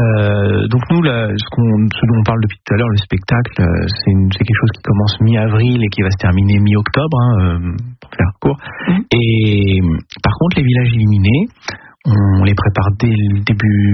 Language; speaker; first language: French; native; French